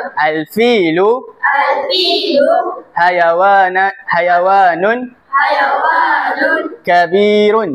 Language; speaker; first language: Arabic; non-native, learner; Malay